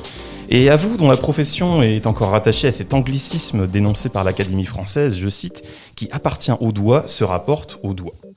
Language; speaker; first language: French; native; French